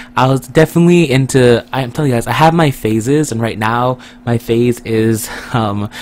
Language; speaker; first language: English; native; English